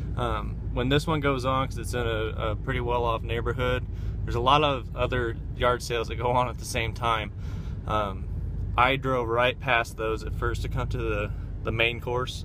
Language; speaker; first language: English; native; English